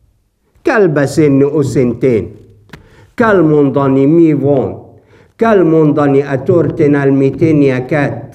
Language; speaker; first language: Hungarian; non-native, fluent; Arabic